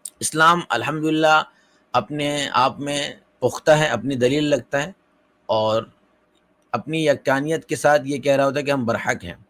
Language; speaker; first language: Urdu; native; Urdu